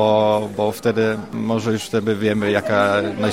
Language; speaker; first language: Polish; early bilingual, heritage; Polish